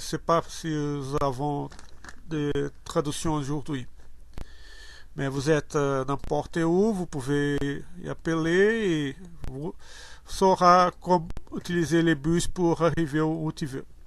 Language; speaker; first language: French; non-native, learner; Portuguese